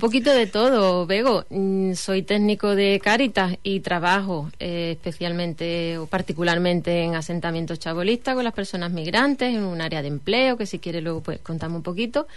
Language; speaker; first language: Spanish; native; Spanish